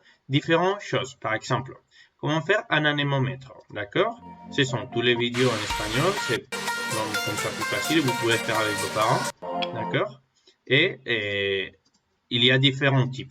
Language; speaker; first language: French; non-native, fluent; Spanish